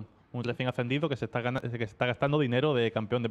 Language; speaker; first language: Spanish; native; Spanish